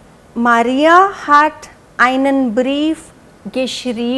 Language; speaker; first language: German; non-native, fluent; Hindi